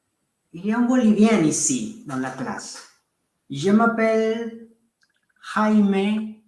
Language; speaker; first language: French; non-native, fluent; Spanish